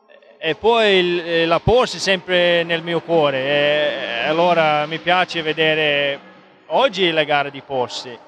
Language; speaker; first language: Italian; non-native, fluent; English